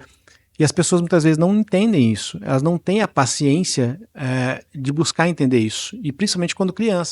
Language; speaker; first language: Portuguese; native; Portuguese